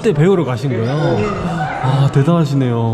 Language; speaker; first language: Korean; native; Korean